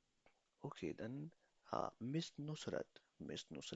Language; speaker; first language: German; non-native, fluent; Urdu